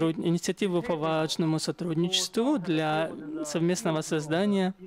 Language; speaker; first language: Russian; non-native, fluent; Chinese